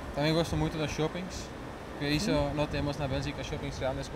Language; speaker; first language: Portuguese; non-native, learner; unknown